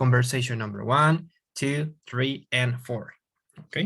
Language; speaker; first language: English; non-native, fluent; Spanish